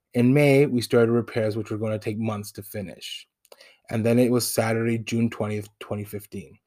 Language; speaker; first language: English; non-native, fluent; Spanish